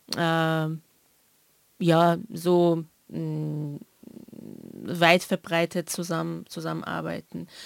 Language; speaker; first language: German; non-native, fluent; Persian